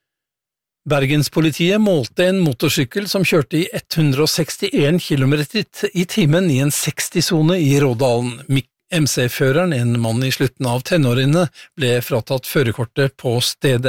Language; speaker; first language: Norwegian; native; Norwegian